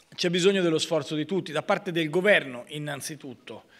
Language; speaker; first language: Italian; native; Italian